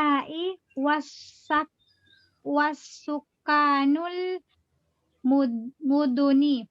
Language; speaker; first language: Arabic; non-native, learner; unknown